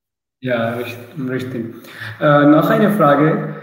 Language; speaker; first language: German; non-native, learner; Urdu